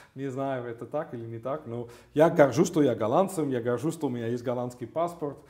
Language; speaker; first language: Russian; non-native, fluent; Dutch